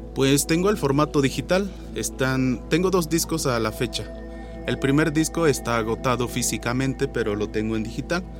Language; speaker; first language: Spanish; non-native, local second language; Nahuatl languages